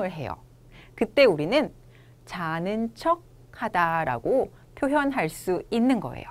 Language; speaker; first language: Korean; native; Korean